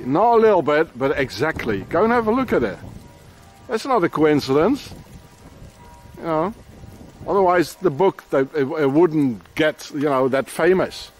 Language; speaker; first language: English; non-native, fluent; French